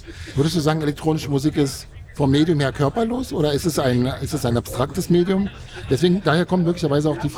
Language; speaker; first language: German; native; German